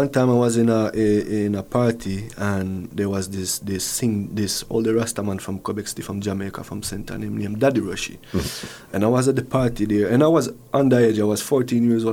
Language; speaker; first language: English; non-native, fluent; French